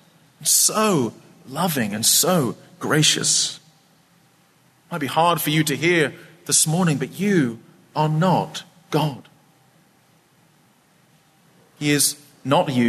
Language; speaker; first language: English; native; English